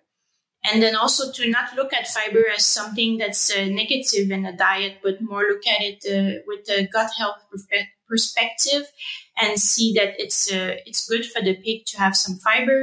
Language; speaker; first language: English; non-native, fluent; French